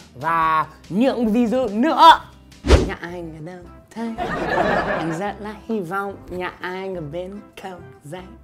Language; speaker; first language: Vietnamese; non-native, fluent; English